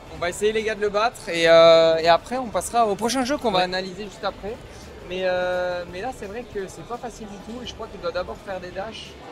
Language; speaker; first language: French; native; French